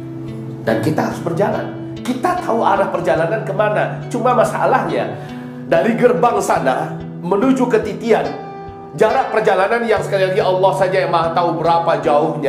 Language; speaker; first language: Indonesian; native; Indonesian